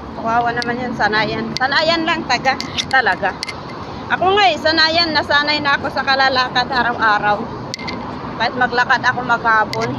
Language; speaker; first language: Filipino; non-native, local second language; Iloko